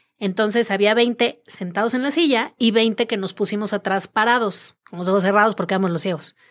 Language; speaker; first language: Spanish; native; Spanish